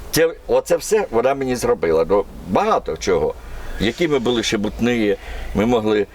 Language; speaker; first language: Ukrainian; native; Ukrainian